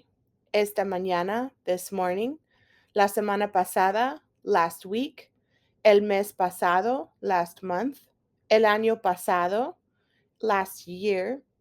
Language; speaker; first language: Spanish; non-native, fluent; English